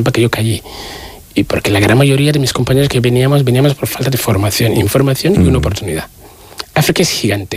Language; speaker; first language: Spanish; non-native, fluent; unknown